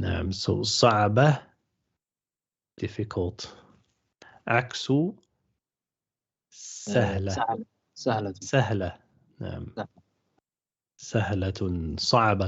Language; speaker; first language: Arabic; non-native, fluent; English